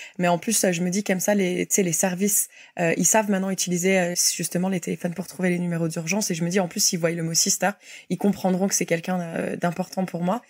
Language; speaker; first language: French; native; French